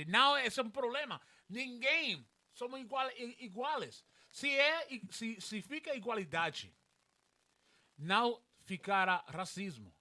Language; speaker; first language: Portuguese; non-native, learner; Spanish